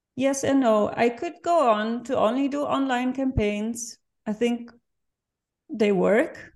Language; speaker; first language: English; non-native, fluent; Dutch